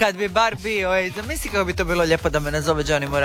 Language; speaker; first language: Serbian; native; Serbian